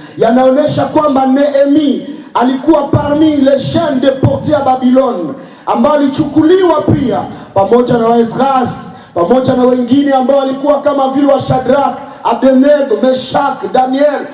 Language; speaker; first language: Swahili; non-native, local second language; Nande